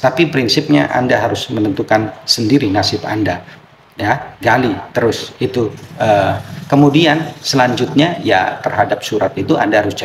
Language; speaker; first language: Indonesian; native; Indonesian